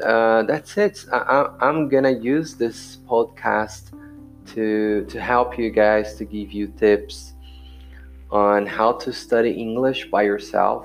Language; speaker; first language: English; non-native, fluent; Portuguese